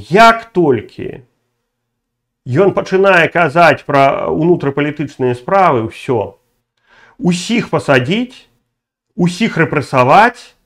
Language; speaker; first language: Belarusian; non-native, local second language; Russian